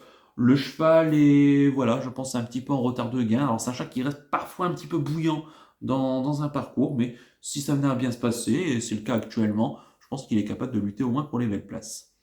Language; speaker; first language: French; native; French